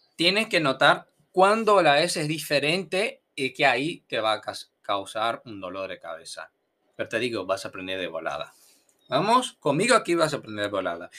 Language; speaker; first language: Spanish; non-native, fluent; Portuguese